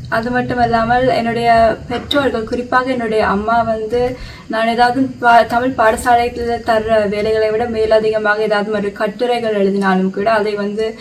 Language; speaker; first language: Tamil; early bilingual, heritage; Tamil